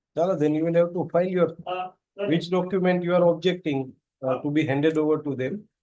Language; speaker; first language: English; non-native, local second language; Gujarati